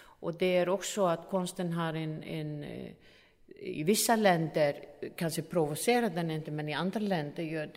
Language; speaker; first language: Swedish; non-native, fluent; Icelandic